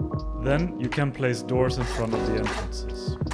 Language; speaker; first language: English; non-native, fluent; German